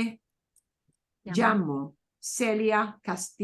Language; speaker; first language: Spanish; non-native, fluent; English